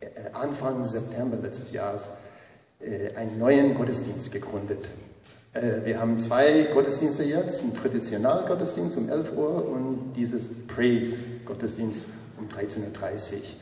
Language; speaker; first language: German; non-native, fluent; English